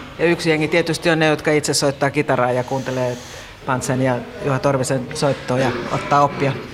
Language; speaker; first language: Finnish; native; Finnish